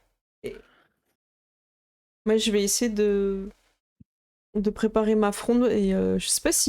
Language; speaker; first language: French; native; French